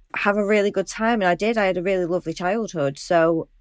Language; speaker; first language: English; native; English